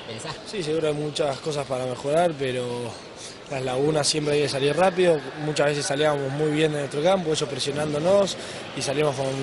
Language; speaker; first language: Spanish; native; Spanish